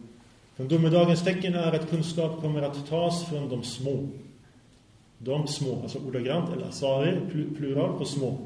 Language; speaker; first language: Swedish; early bilingual, other home language; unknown